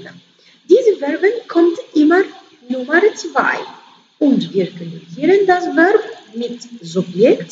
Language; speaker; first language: German; non-native, learner; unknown